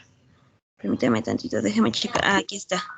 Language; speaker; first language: Spanish; native; Spanish